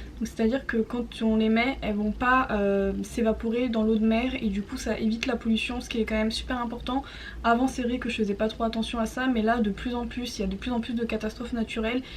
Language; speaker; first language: French; native; French